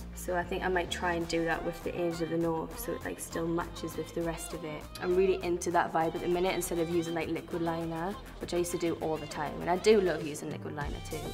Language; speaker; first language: English; native; English